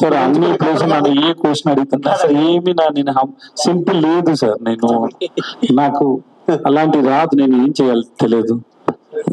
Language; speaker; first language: Telugu; non-native, learner; Tamil